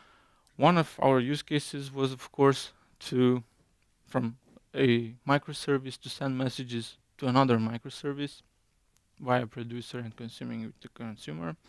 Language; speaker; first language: English; non-native, fluent; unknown